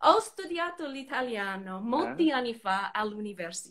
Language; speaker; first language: Italian; non-native, learner; English